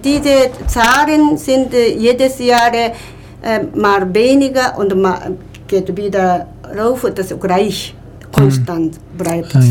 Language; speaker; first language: German; non-native, learner; Japanese